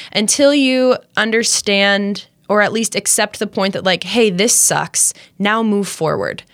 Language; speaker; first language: English; native; English